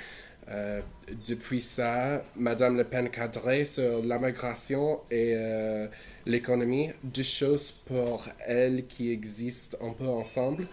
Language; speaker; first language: French; non-native, learner; English